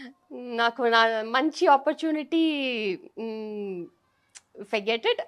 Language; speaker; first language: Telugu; non-native, fluent; Tamil